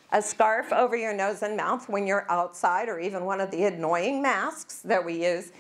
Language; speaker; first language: English; native; English